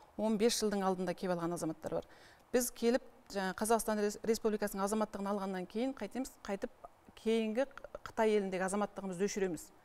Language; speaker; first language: Kazakh; early bilingual, heritage; Kazakh